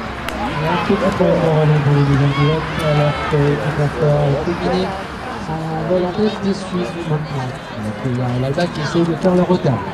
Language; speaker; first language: French; native; French